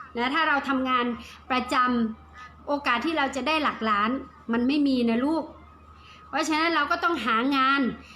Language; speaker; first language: Thai; native; Thai